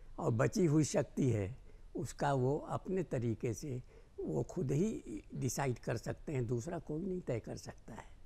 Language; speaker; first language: Hindi; native; Hindi